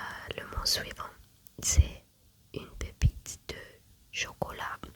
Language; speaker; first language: French; non-native, learner; German